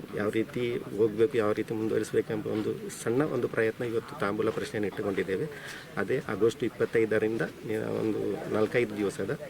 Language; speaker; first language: Kannada; non-native, local second language; Tulu